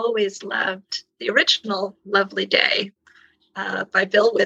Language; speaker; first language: English; native; English